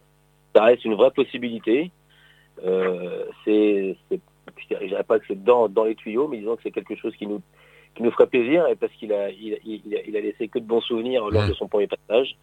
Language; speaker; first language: French; native; French